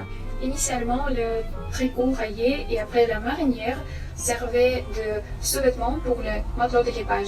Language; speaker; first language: French; non-native, learner; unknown